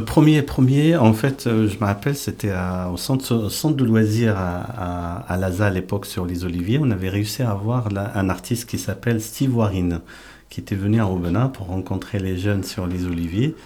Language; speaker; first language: French; native; French